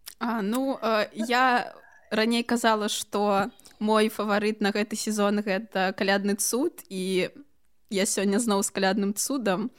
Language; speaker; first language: Belarusian; non-native, local second language; Russian